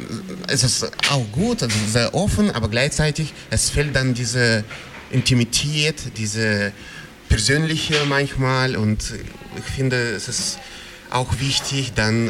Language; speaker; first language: German; non-native, fluent; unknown